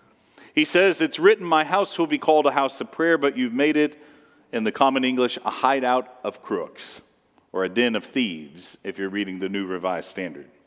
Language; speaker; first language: English; native; English